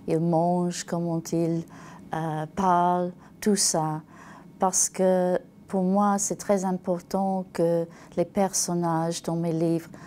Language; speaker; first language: French; non-native, learner; English